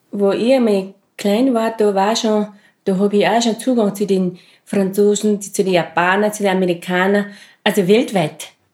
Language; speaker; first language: German; non-native, fluent; Sherpa